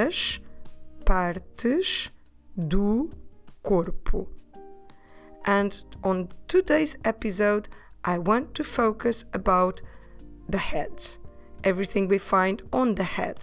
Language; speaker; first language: English; non-native, fluent; Portuguese